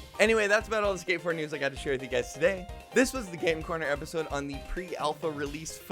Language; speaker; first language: English; native; English